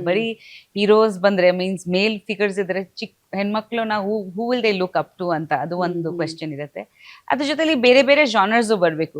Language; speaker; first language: Kannada; non-native, local second language; Bangla